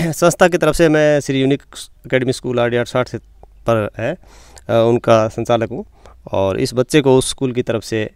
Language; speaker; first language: Hindi; native; Hindi